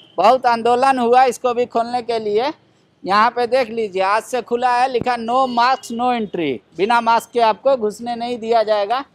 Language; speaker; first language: Hindi; native; Hindi